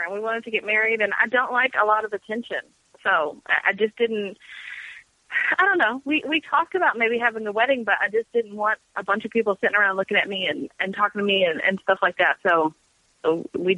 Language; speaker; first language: English; native; English